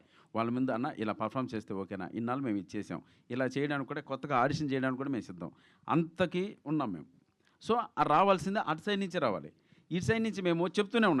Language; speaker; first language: Telugu; native; Telugu